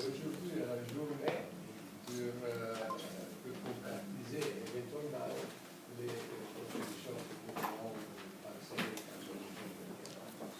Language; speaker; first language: French; non-native, learner; Italian